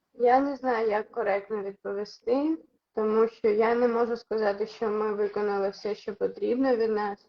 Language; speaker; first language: Ukrainian; non-native, local second language; Russian